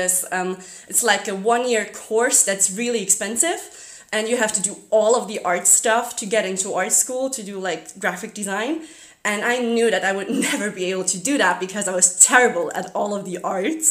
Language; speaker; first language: English; non-native, fluent; German